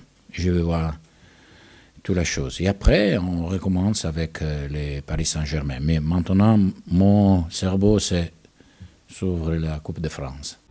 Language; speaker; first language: French; non-native, learner; Italian